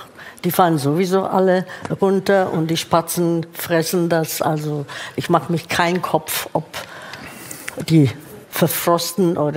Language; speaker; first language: German; non-native, fluent; Czech